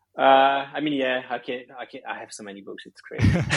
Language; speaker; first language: English; early bilingual, other home language; Greek